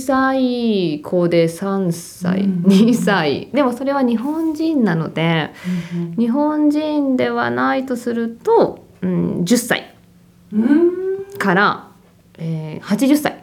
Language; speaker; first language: Japanese; native; Japanese